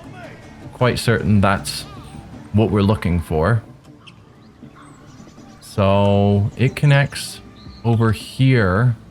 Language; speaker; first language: English; native; English